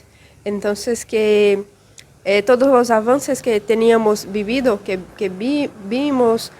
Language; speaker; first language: Spanish; non-native, fluent; Portuguese